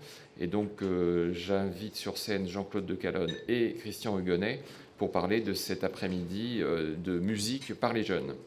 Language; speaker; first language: French; native; French